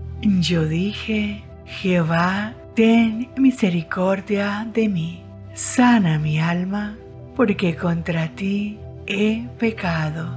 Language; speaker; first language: Spanish; native; Spanish